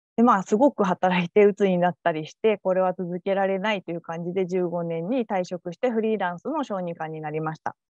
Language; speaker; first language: Japanese; native; Japanese